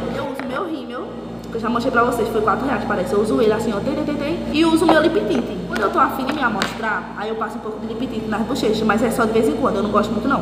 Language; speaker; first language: Portuguese; native; Portuguese